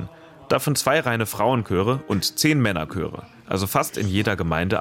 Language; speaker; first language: German; native; German